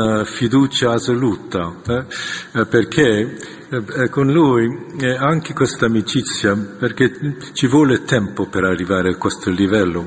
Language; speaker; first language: Italian; non-native, fluent; Korean